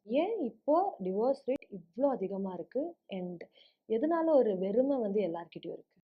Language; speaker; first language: Tamil; native; Tamil